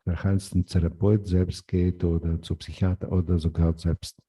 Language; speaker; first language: German; non-native, fluent; Ukrainian